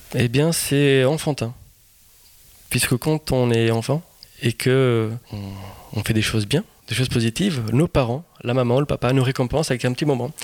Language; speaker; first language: French; non-native, fluent; Portuguese